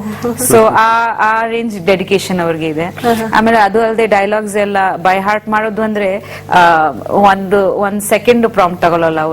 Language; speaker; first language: Kannada; non-native, fluent; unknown